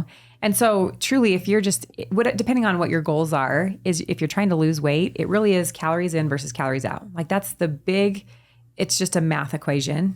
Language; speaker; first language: English; native; English